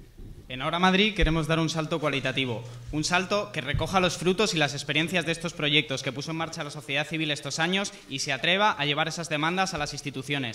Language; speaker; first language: Spanish; native; Spanish